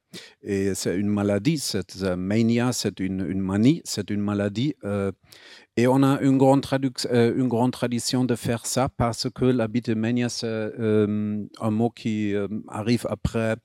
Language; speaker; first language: French; non-native, fluent; German